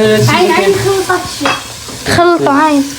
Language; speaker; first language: Arabic; native; Arabic